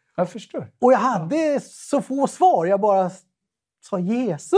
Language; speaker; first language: Swedish; native; Swedish